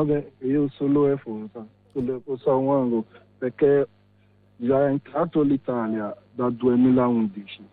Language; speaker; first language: Italian; non-native, learner; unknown